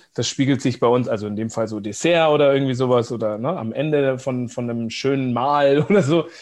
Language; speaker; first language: German; native; German